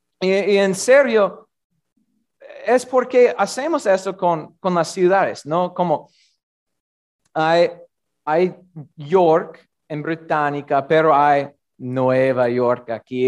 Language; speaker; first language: Spanish; non-native, learner; English